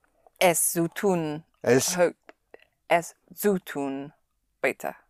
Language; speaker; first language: German; non-native, learner; English